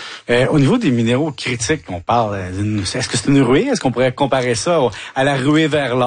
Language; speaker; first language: French; native; French